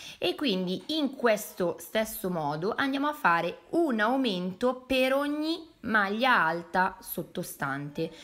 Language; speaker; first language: Italian; native; Italian